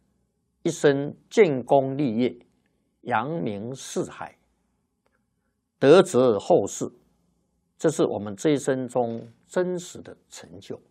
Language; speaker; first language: Chinese; native; Chinese